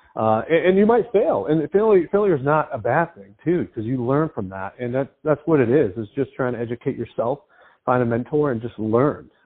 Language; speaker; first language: English; native; English